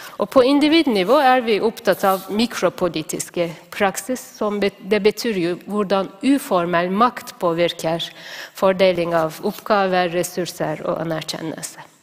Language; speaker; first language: Norwegian; non-native, fluent; Turkish